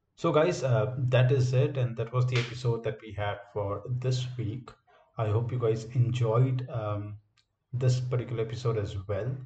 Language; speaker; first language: English; non-native, local second language; Gujarati